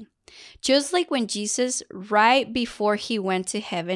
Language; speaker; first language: English; non-native, fluent; Spanish